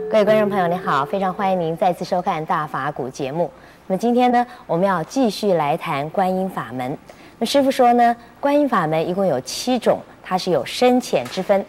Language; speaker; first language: Chinese; native; Chinese